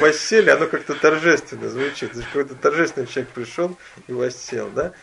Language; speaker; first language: Russian; native; Russian